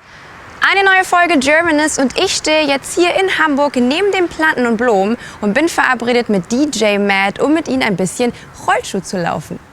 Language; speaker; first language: German; native; German